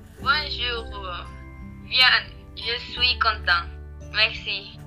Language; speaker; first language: French; non-native, learner; Spanish